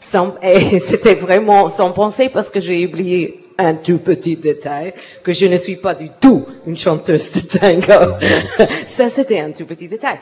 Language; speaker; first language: French; non-native, learner; English